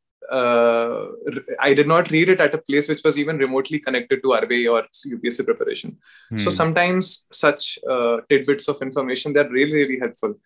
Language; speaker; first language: English; non-native, local second language; Hindi